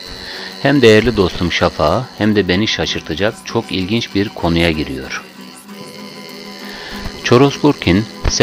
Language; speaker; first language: Turkish; native; Turkish